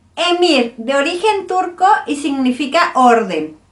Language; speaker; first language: Spanish; native; Spanish